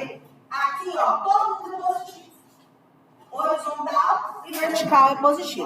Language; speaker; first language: Portuguese; native; Portuguese